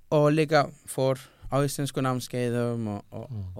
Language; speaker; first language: Icelandic; non-native, fluent; Spanish